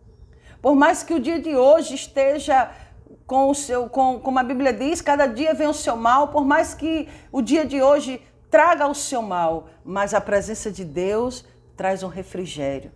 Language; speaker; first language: Portuguese; native; Portuguese